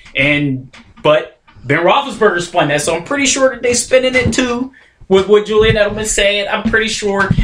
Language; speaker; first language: English; native; English